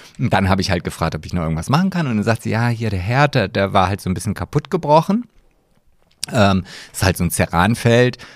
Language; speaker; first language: German; early bilingual, other home language; Polish